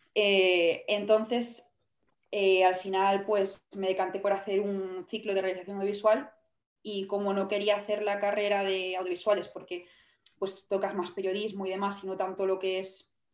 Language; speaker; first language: Spanish; native; Spanish